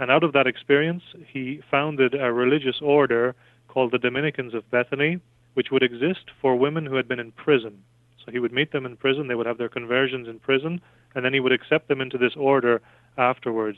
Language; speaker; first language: English; native; English